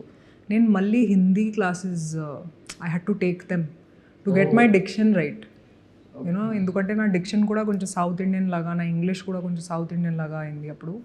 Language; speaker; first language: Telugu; non-native, fluent; Hindi